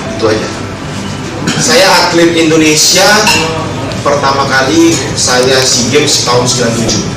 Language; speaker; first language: Malay; native; Malay